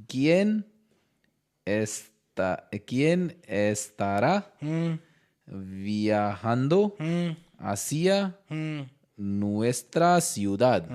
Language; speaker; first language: Spanish; non-native, learner; Hindi